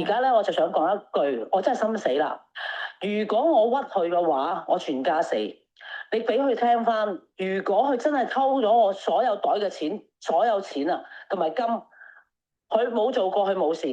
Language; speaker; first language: Cantonese; native; Cantonese